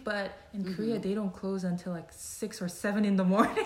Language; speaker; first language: English; non-native, fluent; Korean